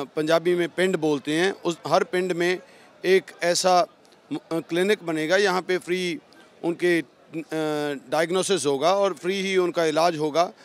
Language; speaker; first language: Hindi; non-native, local second language; Punjabi